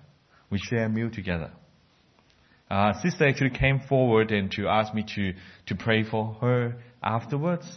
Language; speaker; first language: English; non-native, fluent; Cantonese